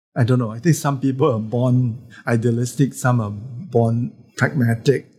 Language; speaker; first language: English; non-native, local second language; Chinese